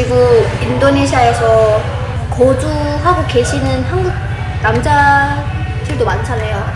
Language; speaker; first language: Korean; non-native, fluent; Indonesian